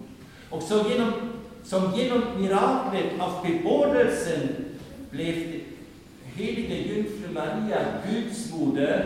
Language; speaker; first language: Swedish; non-native, fluent; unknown